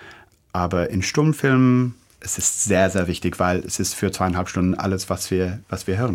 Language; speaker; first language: German; non-native, fluent; English